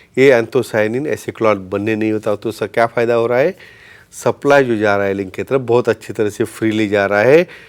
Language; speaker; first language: Hindi; non-native, local second language; Marathi